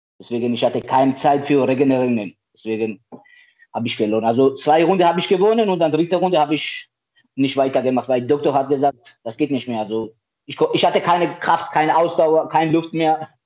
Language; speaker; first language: German; non-native, learner; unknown